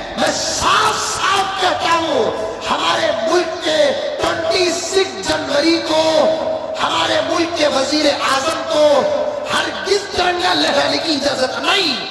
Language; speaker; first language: Urdu; native; Urdu